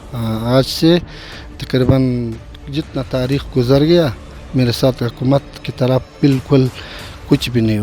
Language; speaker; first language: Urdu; non-native, local second language; Pashto